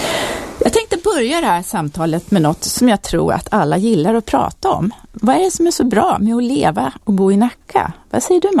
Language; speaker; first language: Swedish; native; Swedish